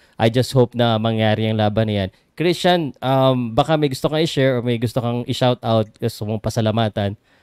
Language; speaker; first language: Filipino; native; Filipino